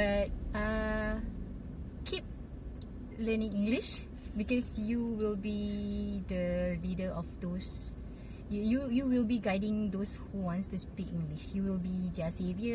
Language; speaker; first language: English; non-native, local second language; Malay